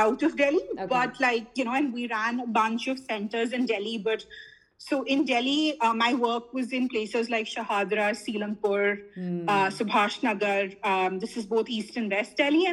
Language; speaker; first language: English; non-native, local second language; Hindi